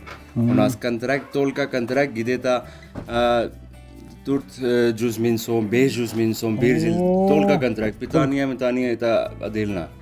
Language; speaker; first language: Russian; non-native, learner; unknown